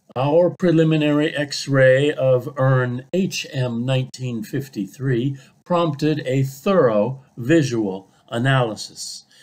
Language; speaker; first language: English; native; English